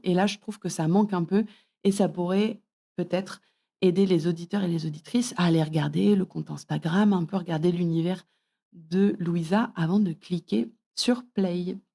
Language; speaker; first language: French; native; French